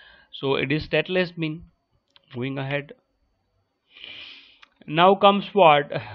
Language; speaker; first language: English; non-native, local second language; Gujarati